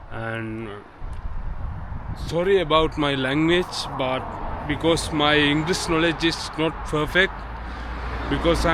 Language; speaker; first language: English; non-native, learner; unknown